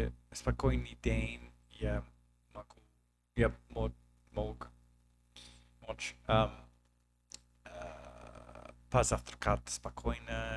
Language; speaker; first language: Russian; non-native, learner; English